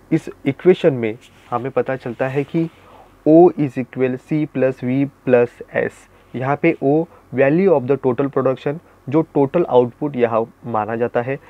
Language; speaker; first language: Hindi; non-native, local second language; Marathi